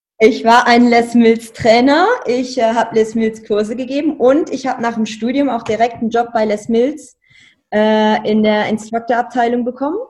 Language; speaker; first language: German; non-native, local second language; Luxembourgish